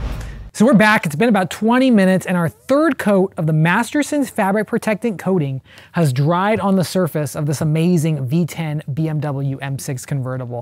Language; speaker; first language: English; native; English